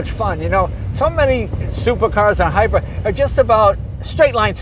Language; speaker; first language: English; native; English